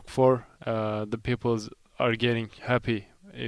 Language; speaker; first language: English; non-native, fluent; Turkish